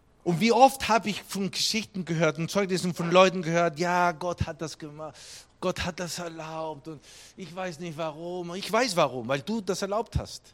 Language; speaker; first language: German; non-native, fluent; Spanish